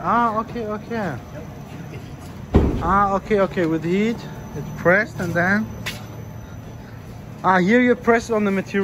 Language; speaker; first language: English; non-native, fluent; German